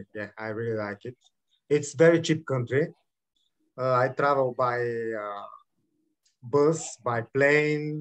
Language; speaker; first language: English; non-native, learner; Bulgarian